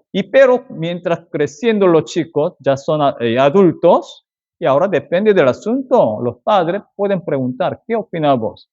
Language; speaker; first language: Spanish; non-native, fluent; Korean